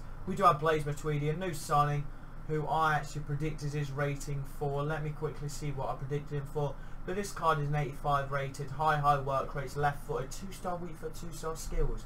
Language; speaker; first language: English; native; English